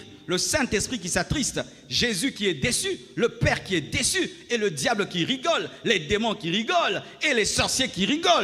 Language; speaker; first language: French; non-native, local second language; Lingala